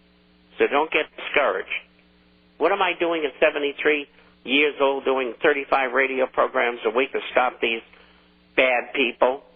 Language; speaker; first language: English; native; English